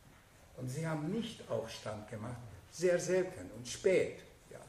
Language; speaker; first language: German; non-native, fluent; Hungarian